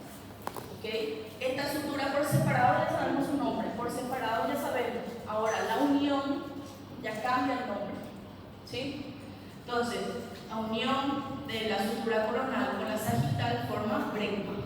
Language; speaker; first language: Spanish; native; Spanish